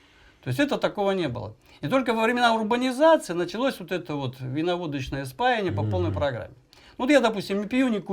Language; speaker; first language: Russian; native; Russian